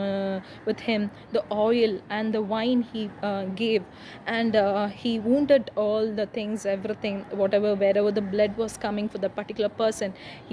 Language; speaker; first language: English; non-native, local second language; Tamil